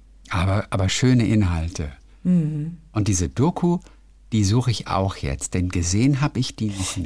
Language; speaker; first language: German; native; German